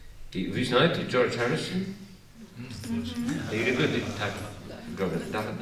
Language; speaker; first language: Russian; non-native, learner; English